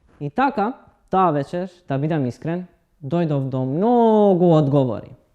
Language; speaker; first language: Macedonian; non-native, local second language; Romany